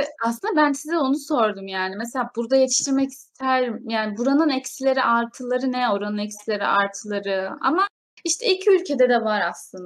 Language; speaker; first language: Turkish; native; Turkish